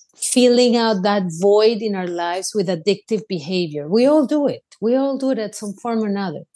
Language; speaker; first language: English; non-native, fluent; Spanish